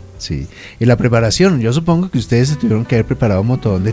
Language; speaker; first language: Spanish; native; Spanish